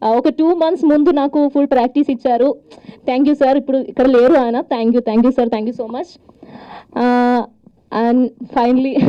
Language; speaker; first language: Telugu; non-native, learner; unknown